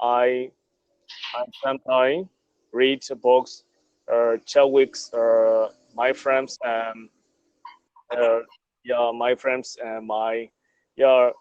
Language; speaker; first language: English; non-native, learner; Burmese